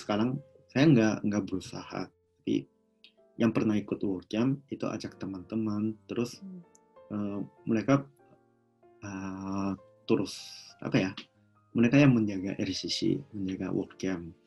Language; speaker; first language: Indonesian; non-native, local second language; Japanese